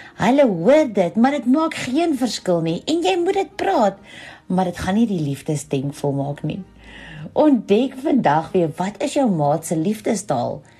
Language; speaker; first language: Afrikaans; native; Afrikaans